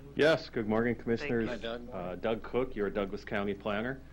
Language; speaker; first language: English; native; English